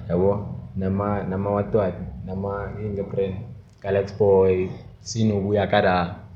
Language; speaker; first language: Zulu; native; Zulu